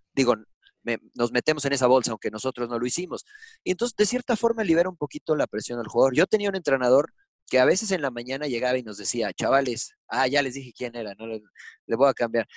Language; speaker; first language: Spanish; early bilingual, heritage; Spanish